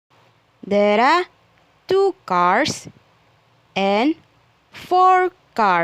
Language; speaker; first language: English; non-native, learner; Indonesian